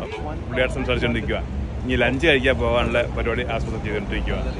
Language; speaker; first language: Malayalam; native; Malayalam